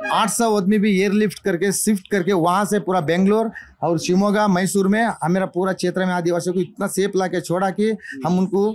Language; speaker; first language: Hindi; non-native, local second language; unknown